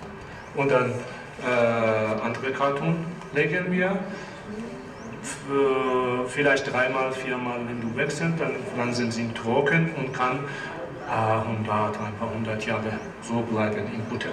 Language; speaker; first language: German; non-native, learner; Persian